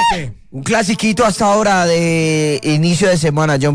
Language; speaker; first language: Spanish; native; Spanish